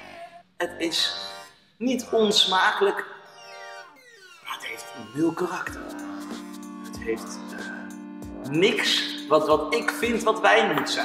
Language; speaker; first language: Dutch; native; Dutch